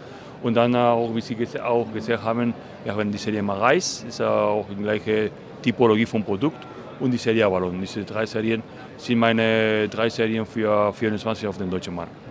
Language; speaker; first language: German; non-native, fluent; Spanish